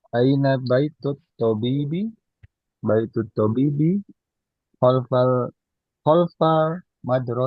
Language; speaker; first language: Arabic; non-native, learner; Indonesian